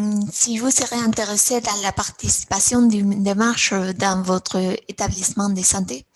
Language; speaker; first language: French; non-native, fluent; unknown